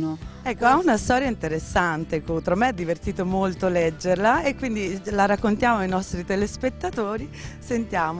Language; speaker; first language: Italian; native; Italian